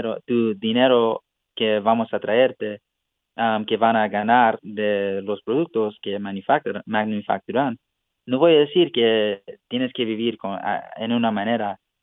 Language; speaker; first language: Spanish; non-native, fluent; English